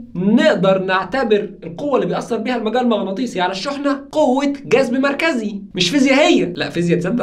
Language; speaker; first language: Arabic; native; Arabic